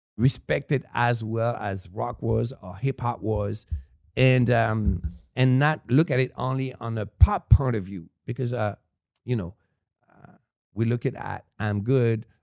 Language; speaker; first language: English; non-native, fluent; French